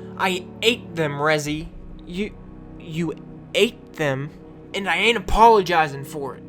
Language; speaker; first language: English; native; English